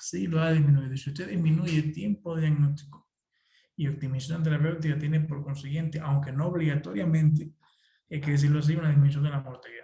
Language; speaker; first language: Spanish; native; Spanish